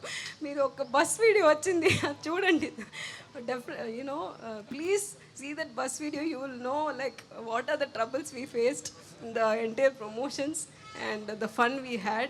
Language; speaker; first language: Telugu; native; Telugu